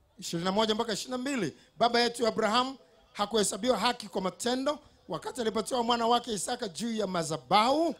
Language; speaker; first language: Swahili; native; Swahili